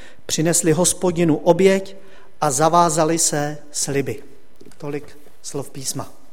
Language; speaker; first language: Czech; native; Czech